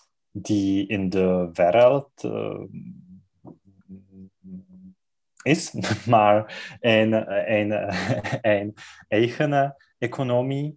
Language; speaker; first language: Dutch; non-native, learner; Czech